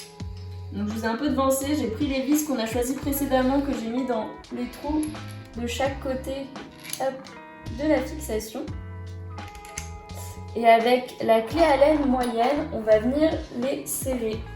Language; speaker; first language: French; native; French